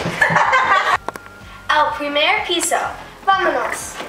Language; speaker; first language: Spanish; non-native, learner; English